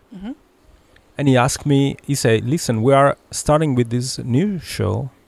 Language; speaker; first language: English; early bilingual, heritage; Italian